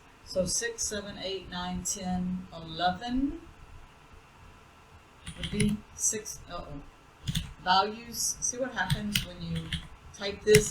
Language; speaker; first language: English; native; English